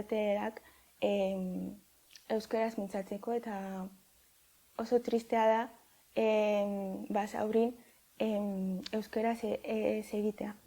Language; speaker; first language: Basque; non-native, local second language; Spanish